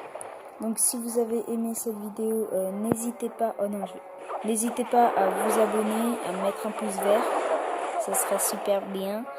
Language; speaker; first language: French; native; French